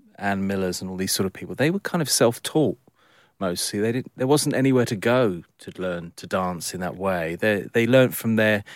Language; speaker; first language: English; native; English